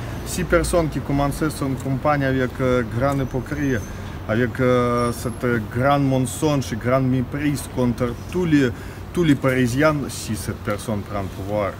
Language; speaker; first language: French; non-native, learner; Russian